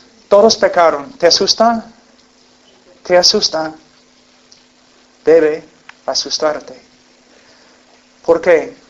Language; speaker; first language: Spanish; non-native, fluent; English